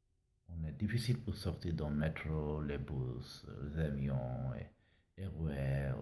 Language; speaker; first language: French; non-native, learner; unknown